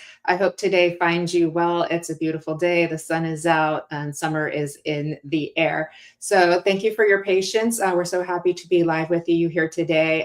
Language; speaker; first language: English; native; English